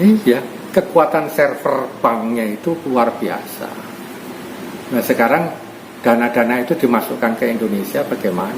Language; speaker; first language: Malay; non-native, local second language; Javanese